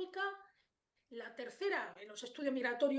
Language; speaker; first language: Spanish; native; Spanish